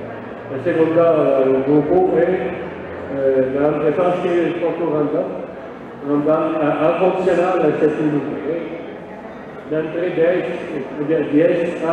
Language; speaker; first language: Spanish; non-native, learner; French